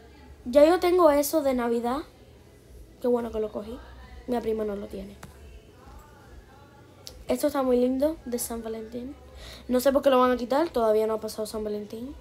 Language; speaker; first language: Spanish; early bilingual, heritage; Spanish